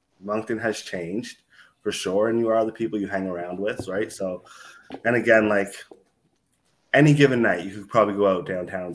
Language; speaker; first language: English; native; English